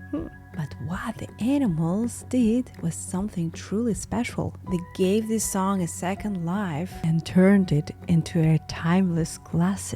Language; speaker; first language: English; non-native, fluent; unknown